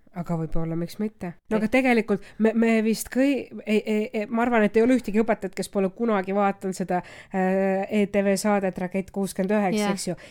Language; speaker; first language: Estonian; non-native, local second language; Russian